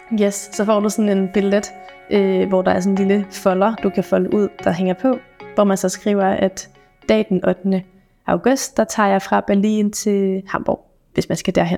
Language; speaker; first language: Danish; native; Danish